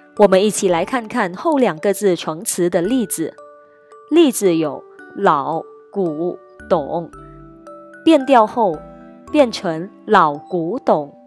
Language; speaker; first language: Chinese; native; Chinese